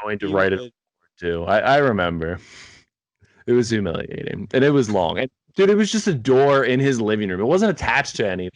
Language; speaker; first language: English; native; English